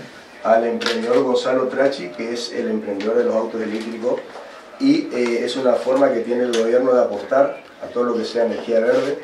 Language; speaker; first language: Spanish; native; Spanish